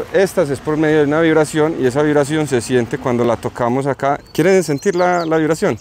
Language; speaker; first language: Spanish; native; Spanish